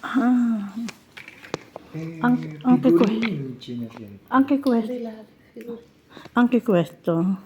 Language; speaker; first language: Italian; non-native, learner; Filipino